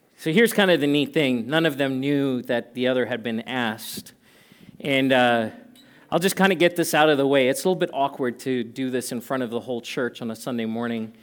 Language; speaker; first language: English; native; English